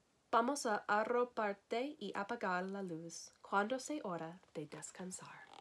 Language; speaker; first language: Spanish; non-native, learner; English